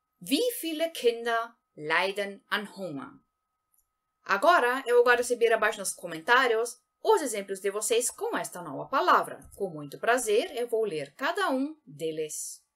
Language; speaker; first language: Portuguese; native; Portuguese